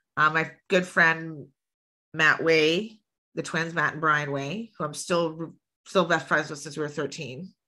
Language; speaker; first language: English; native; English